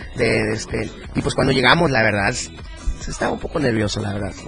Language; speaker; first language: Spanish; native; Spanish